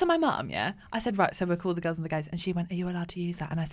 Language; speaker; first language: English; native; English